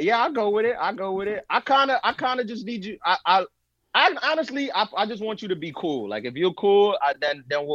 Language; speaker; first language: English; early bilingual, other home language; Spanish